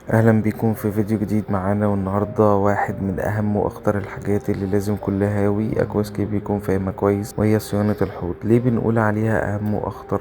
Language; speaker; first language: Arabic; native; Arabic